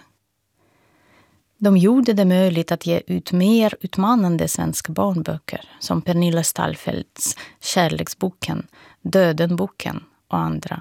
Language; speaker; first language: Swedish; non-native, fluent; Russian